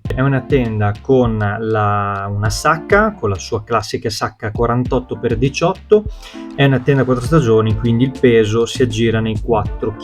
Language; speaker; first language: Italian; native; Italian